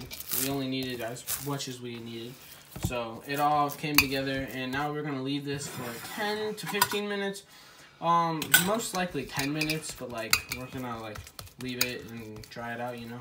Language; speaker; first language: English; early bilingual, other home language; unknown